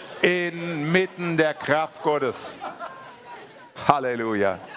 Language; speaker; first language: German; native; German